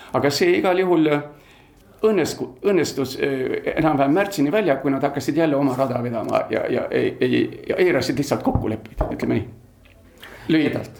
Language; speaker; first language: Estonian; early bilingual, heritage; Estonian